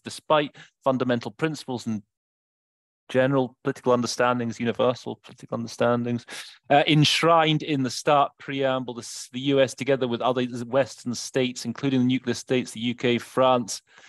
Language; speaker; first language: English; native; English